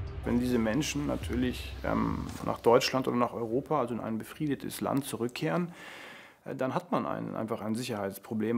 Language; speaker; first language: German; native; German